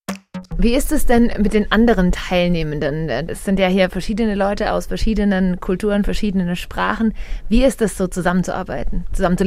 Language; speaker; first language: German; native; German